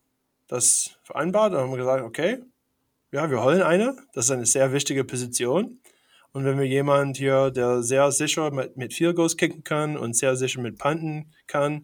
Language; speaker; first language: German; non-native, fluent; English